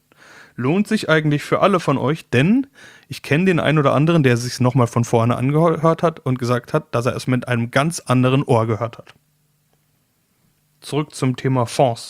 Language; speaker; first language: German; native; German